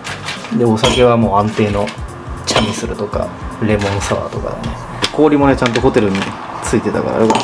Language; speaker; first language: Japanese; native; Japanese